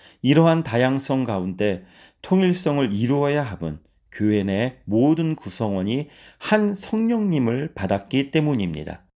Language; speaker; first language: Korean; native; Korean